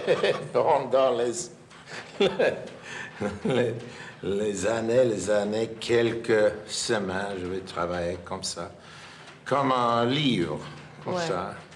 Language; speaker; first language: French; non-native, fluent; English